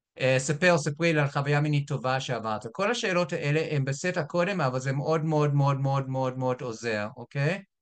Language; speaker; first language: Hebrew; non-native, fluent; English